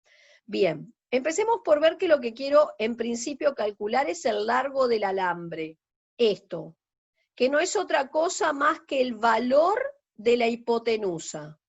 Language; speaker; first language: Spanish; native; Spanish